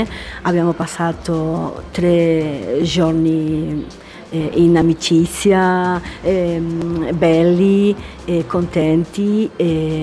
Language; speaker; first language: Italian; early bilingual, heritage; Spanish